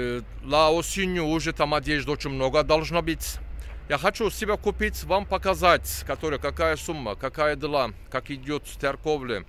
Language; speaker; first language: Russian; non-native, learner; Turkish